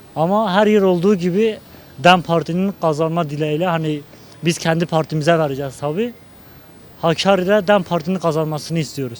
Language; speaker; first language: Turkish; non-native, local second language; Kurdish